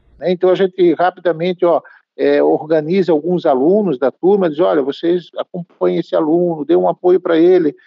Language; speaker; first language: Portuguese; native; Portuguese